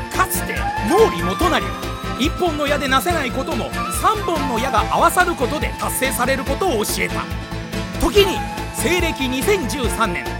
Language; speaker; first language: Japanese; native; Japanese